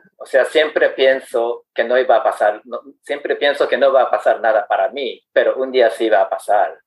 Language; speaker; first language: Spanish; non-native, fluent; Japanese